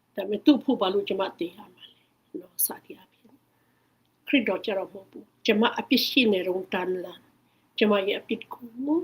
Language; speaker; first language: Burmese; non-native, local second language; Hakha Chin